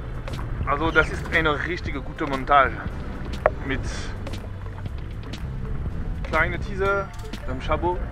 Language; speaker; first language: German; non-native, learner; French